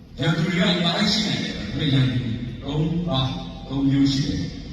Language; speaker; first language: Burmese; non-native, local second language; Western Kayah